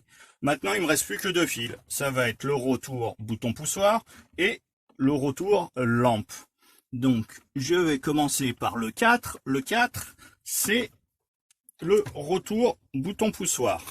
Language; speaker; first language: French; native; French